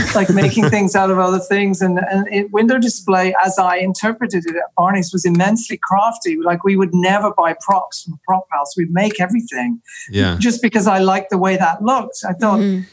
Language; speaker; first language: English; native; English